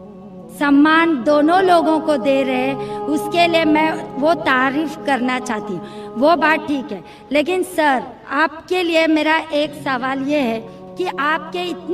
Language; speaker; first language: Hindi; non-native, local second language; Marathi